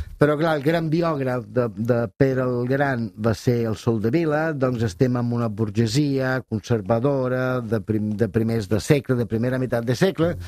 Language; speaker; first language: Catalan; non-native, fluent; Italian